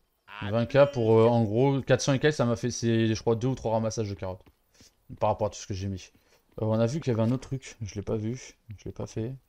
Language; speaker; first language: French; native; French